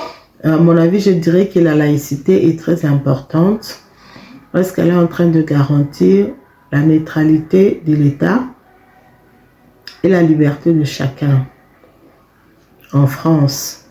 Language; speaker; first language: French; non-native, fluent; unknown